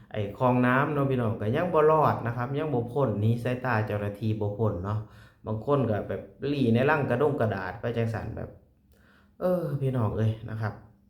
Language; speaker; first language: Thai; native; Thai